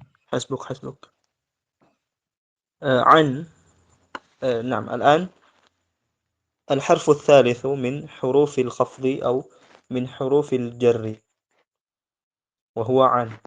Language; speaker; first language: Arabic; non-native, fluent; Indonesian